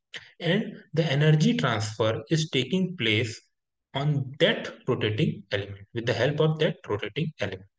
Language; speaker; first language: English; non-native, local second language; Hindi